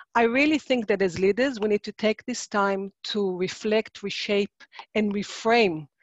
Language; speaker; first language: English; non-native, fluent; Hebrew